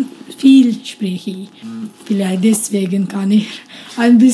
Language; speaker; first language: German; non-native, learner; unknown